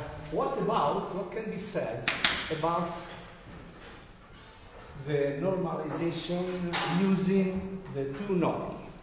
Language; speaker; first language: English; non-native, fluent; Italian